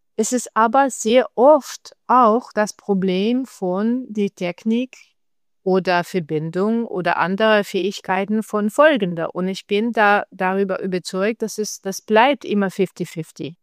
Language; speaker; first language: German; non-native, learner; Russian